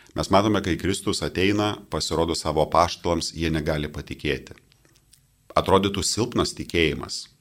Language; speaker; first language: Lithuanian; non-native, local second language; Polish